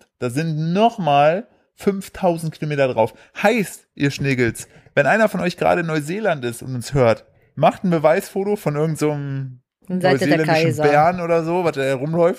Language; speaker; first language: German; native; German